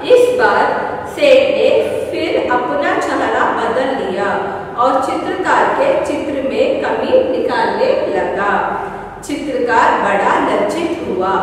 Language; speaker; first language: Hindi; non-native, local second language; Kannada